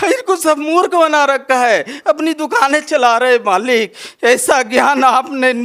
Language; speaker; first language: Hindi; native; Hindi